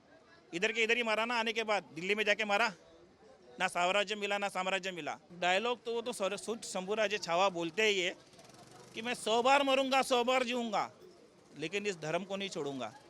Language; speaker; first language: Hindi; native; Hindi